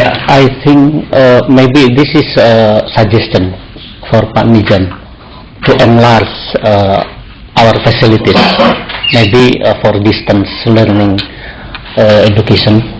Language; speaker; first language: English; non-native, fluent; Indonesian